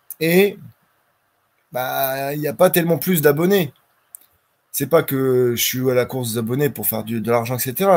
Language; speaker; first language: French; native; French